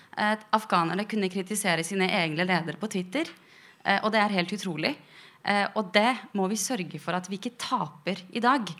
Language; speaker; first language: Norwegian; early bilingual, other home language; Persian